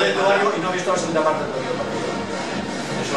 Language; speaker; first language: Spanish; native; Spanish